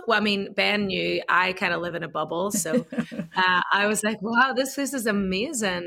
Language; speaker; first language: English; native; English